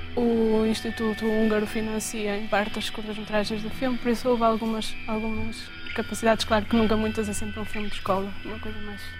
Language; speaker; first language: Portuguese; native; Portuguese